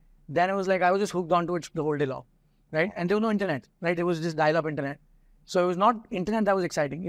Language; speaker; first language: English; non-native, local second language; Hindi